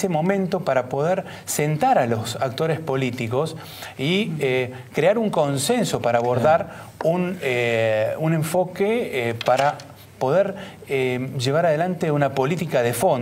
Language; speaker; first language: Spanish; native; Spanish